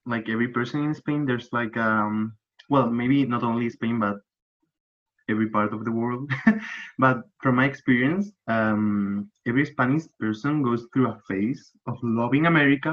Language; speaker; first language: English; non-native, fluent; Spanish